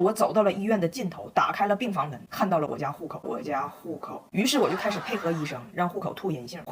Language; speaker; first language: Chinese; native; Chinese